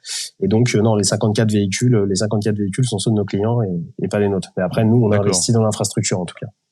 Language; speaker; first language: French; native; French